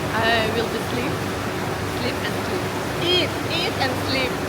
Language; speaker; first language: English; non-native, learner; Russian